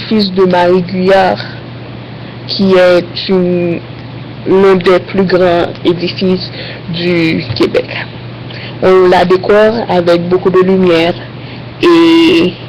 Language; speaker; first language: French; non-native, learner; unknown